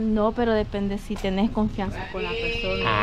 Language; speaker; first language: Spanish; native; Spanish